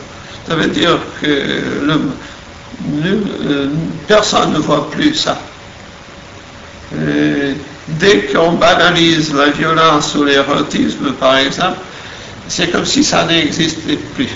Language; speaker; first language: French; non-native, fluent; Portuguese